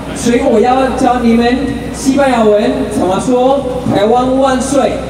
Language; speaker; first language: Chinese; non-native, fluent; Spanish